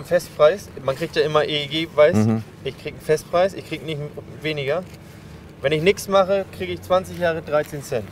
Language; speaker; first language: German; native; German